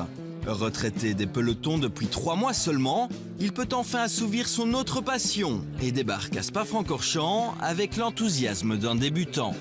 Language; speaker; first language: French; native; French